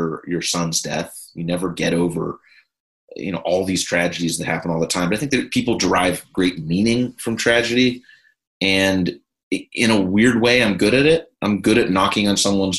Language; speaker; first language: English; native; English